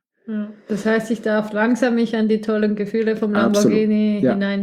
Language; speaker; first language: German; native; German